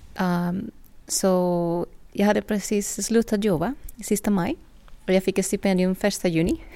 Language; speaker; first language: Swedish; non-native, fluent; Spanish